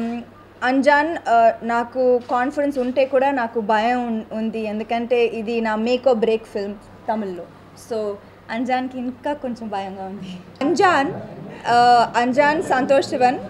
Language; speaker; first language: Telugu; non-native, local second language; Tamil